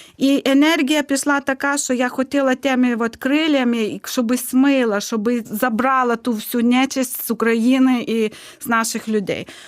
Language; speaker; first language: Ukrainian; non-native, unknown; Lithuanian